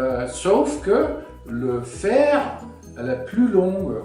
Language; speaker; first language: French; non-native, fluent; Dutch